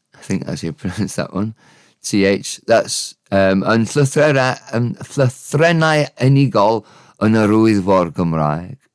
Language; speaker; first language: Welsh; non-native, local second language; English